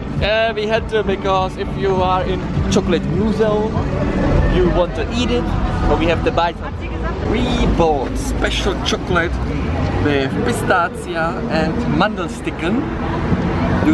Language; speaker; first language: English; non-native, learner; Czech